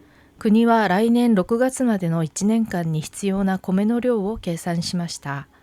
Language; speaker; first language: Japanese; non-native, fluent; Korean